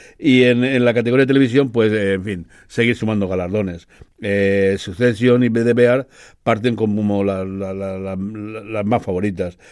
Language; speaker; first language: Spanish; native; Spanish